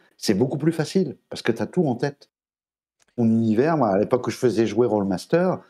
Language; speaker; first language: French; native; French